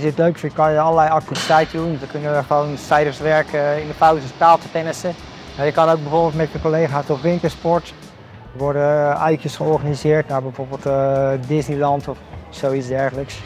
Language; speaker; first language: Dutch; native; Dutch